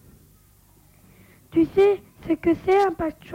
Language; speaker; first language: French; native; French